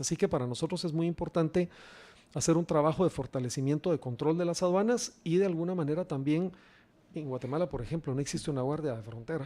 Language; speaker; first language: Spanish; native; Spanish